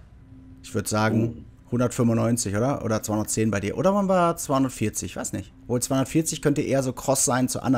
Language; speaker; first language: German; native; German